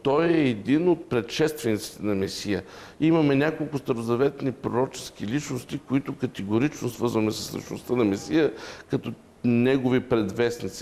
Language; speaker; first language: Bulgarian; native; Bulgarian